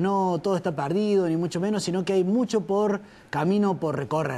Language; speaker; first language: Spanish; native; Spanish